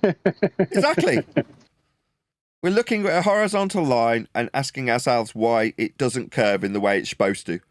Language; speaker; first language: English; native; English